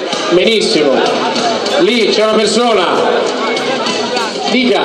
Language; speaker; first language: Italian; native; Italian